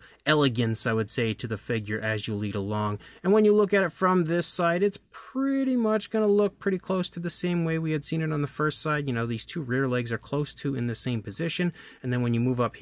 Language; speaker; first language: English; native; English